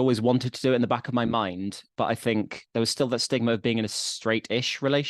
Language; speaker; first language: English; native; English